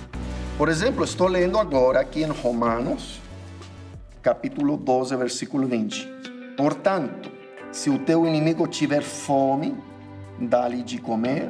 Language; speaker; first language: Portuguese; non-native, fluent; English